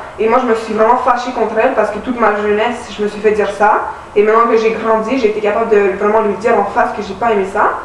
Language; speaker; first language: French; early bilingual, other home language; Romanian